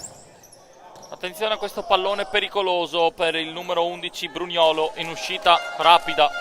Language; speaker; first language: Italian; native; Italian